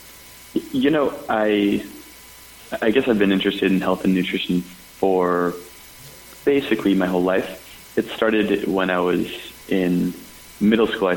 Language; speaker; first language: English; native; English